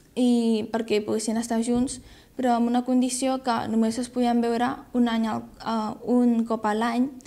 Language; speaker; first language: Catalan; non-native, fluent; Chinese